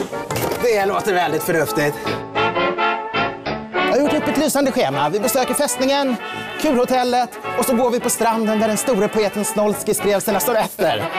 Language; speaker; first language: Swedish; native; Swedish